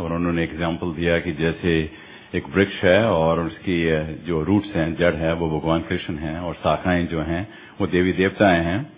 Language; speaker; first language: Hindi; non-native, local second language; Punjabi